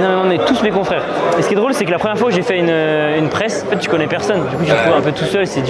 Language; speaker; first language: French; native; French